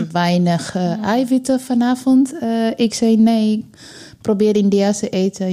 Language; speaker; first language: Dutch; non-native, learner; Bangla